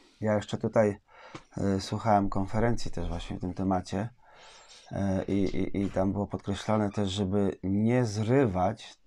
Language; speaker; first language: Polish; native; Polish